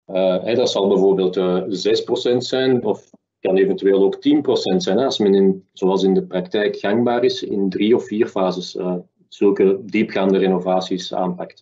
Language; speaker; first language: Dutch; native; Dutch